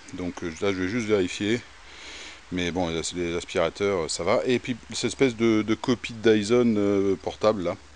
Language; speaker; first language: French; native; French